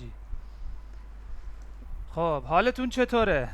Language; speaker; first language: Persian; non-native, fluent; Urdu